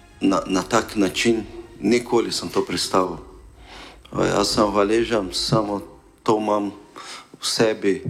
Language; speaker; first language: Slovenian; non-native, learner; Portuguese